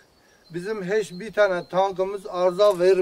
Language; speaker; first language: Turkish; non-native, local second language; Kurdish